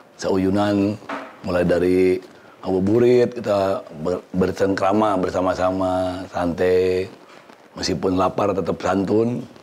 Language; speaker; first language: Indonesian; native; Indonesian